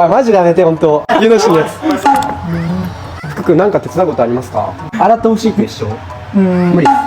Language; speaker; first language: Japanese; native; Japanese